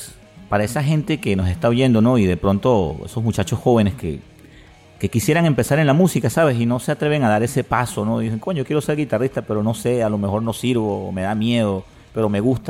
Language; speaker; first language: Spanish; native; Spanish